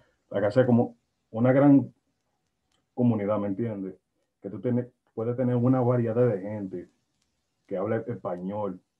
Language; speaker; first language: Spanish; non-native, fluent; English